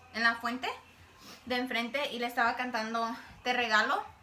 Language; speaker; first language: Spanish; early bilingual, other home language; English